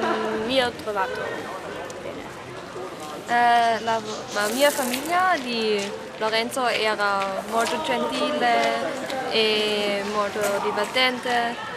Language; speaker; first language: Italian; non-native, learner; German